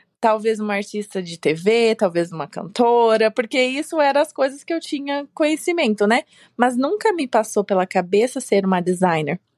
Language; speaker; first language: Portuguese; native; Portuguese